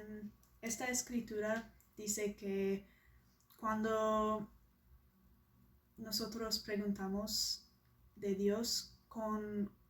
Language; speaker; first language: Spanish; non-native, learner; English